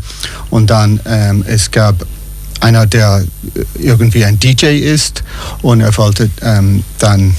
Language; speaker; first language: German; non-native, fluent; English